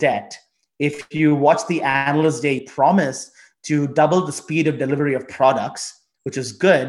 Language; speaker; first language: English; non-native, local second language; Tamil